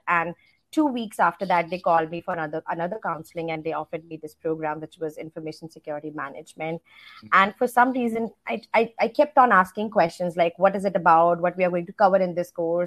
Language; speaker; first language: English; non-native, local second language; Hindi